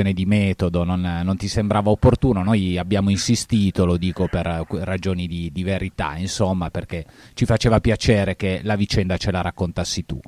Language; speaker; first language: Italian; native; Italian